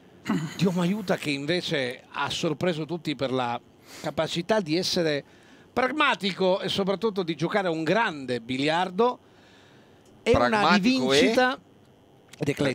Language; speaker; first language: Italian; native; Italian